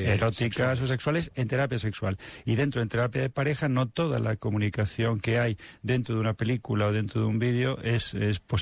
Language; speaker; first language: Spanish; native; Spanish